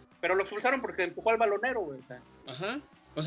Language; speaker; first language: Spanish; native; Spanish